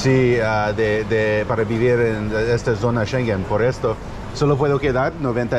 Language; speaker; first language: Spanish; non-native, learner; English